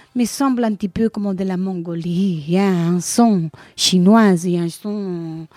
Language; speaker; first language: French; non-native, fluent; Spanish